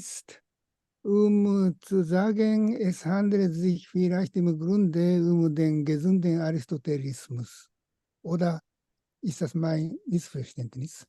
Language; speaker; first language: German; non-native, fluent; Japanese